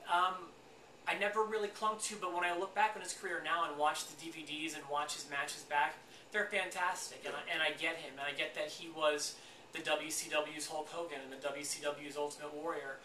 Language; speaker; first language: English; native; English